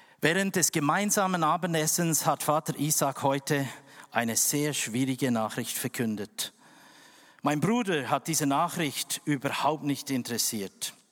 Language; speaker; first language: German; non-native, fluent; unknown